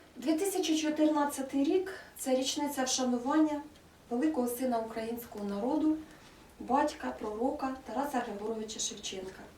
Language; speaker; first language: Ukrainian; native; Ukrainian